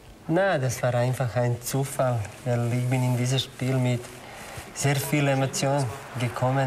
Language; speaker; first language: German; non-native, learner; Croatian